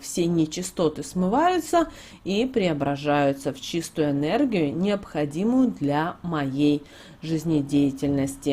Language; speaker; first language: Russian; native; Russian